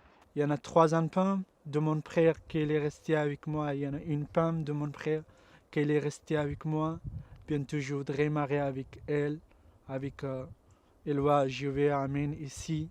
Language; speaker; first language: French; non-native, learner; Pashto